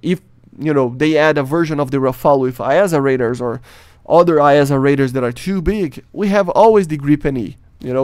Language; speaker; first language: English; non-native, fluent; Portuguese